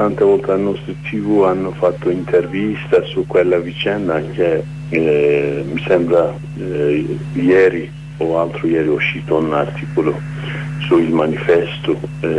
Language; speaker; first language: Italian; non-native, fluent; Kurdish